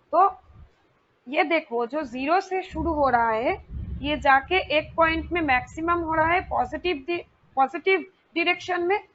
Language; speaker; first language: Hindi; non-native, local second language; Bangla